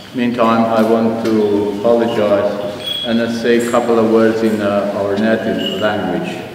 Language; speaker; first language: English; non-native, fluent; Armenian